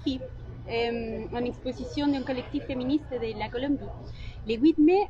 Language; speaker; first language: French; non-native, learner; Spanish